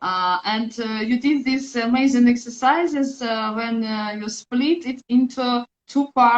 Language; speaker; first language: English; non-native, learner; Russian